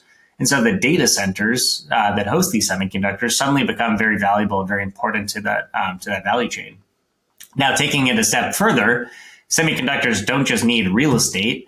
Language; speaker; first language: English; native; English